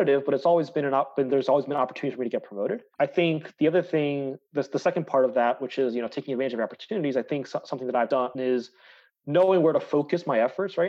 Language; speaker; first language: English; native; English